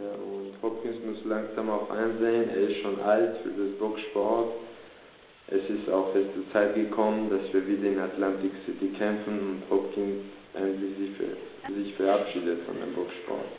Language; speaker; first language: German; early bilingual, other home language; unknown